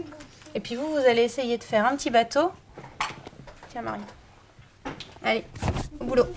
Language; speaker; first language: French; native; French